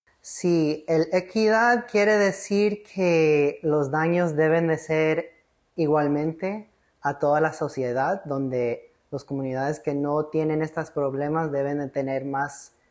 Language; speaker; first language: Spanish; early bilingual, heritage; English